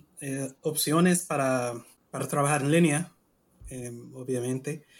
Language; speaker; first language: Spanish; non-native, learner; English